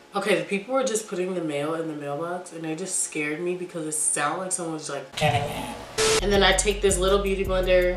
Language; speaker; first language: English; native; English